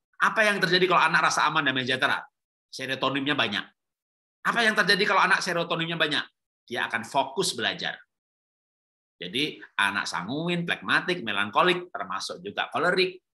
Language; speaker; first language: Indonesian; native; Indonesian